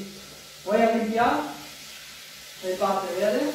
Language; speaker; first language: Spanish; non-native, fluent; German